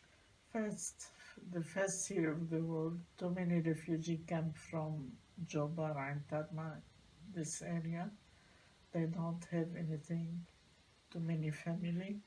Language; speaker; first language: English; non-native, learner; Arabic